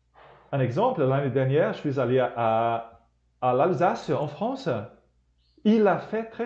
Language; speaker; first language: French; non-native, fluent; Portuguese